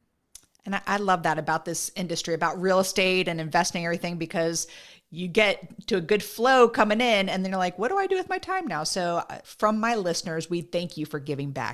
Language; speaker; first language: English; native; English